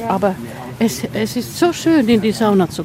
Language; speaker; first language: German; non-native, fluent; Finnish